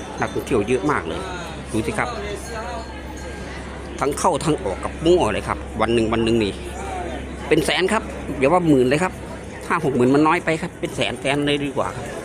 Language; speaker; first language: Thai; native; Thai